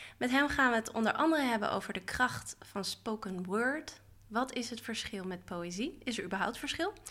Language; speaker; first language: Dutch; early bilingual, other home language; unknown